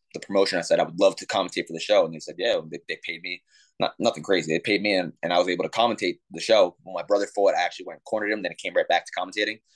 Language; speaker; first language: English; native; English